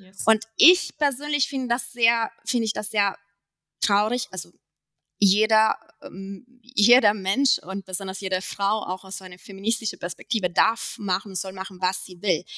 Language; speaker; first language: German; non-native, fluent; Italian